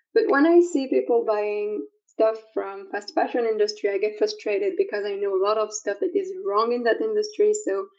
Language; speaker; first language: English; non-native, fluent; French